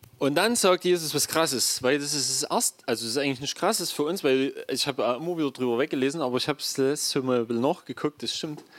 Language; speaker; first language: German; native; German